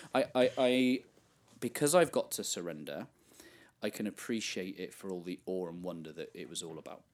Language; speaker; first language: English; native; English